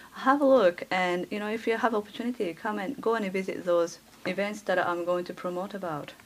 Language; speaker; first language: English; early bilingual, other home language; Japanese